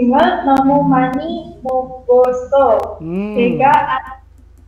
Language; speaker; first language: Korean; non-native, learner; Indonesian